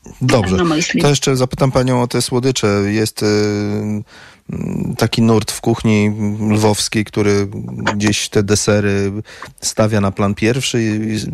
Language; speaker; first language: Polish; native; Polish